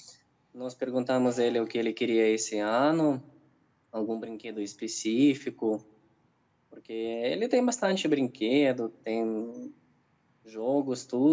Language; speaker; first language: Portuguese; non-native, fluent; Ukrainian